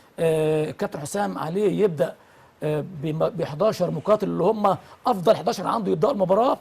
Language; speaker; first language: Egyptian Arabic; native; Egyptian Arabic